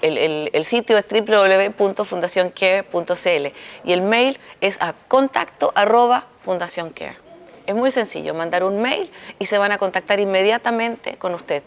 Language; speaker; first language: Spanish; native; Spanish